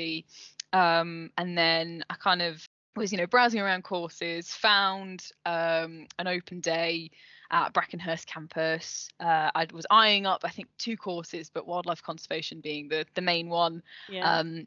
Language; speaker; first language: English; native; English